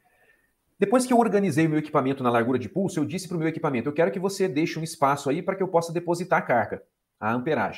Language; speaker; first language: Portuguese; native; Portuguese